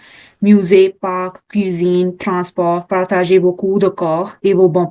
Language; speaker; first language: French; non-native, learner; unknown